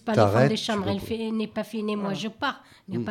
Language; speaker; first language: French; non-native, learner; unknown